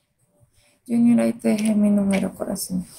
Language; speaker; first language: Spanish; native; Spanish